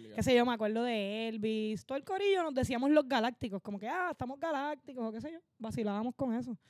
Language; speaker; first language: Spanish; native; Spanish